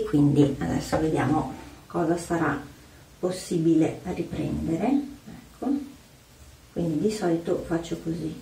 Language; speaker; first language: Italian; native; Italian